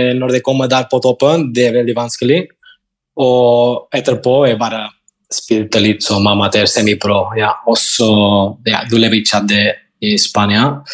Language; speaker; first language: Norwegian; non-native, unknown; Catalan